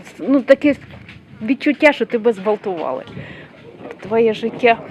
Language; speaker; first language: Ukrainian; non-native, local second language; Russian